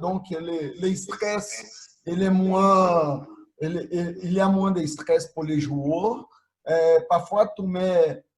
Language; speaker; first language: French; non-native, fluent; Portuguese